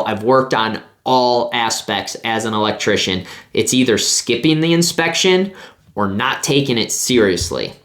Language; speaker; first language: English; native; English